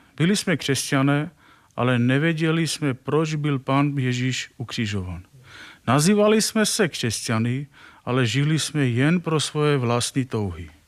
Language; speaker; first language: Czech; non-native, fluent; Armenian